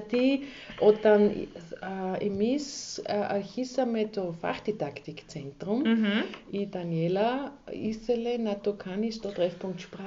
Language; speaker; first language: Greek; non-native, learner; German